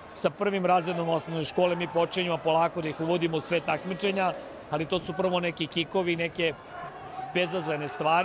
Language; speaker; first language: Serbian; native; Serbian